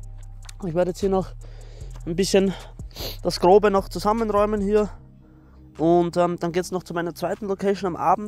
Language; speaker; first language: German; native; German